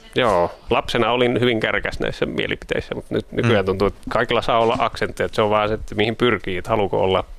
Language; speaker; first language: Finnish; native; Finnish